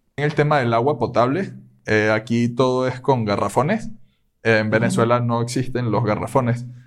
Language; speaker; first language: Spanish; native; Spanish